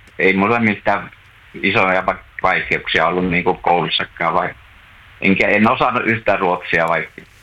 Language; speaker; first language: Finnish; native; Finnish